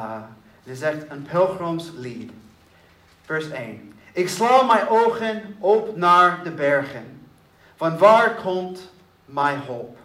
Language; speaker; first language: Dutch; non-native, learner; English